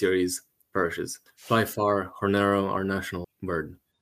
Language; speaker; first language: English; non-native, fluent; Romanian